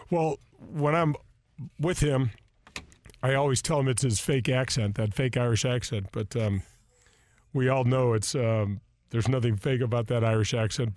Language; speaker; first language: English; native; English